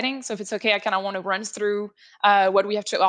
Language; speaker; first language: English; non-native, fluent; French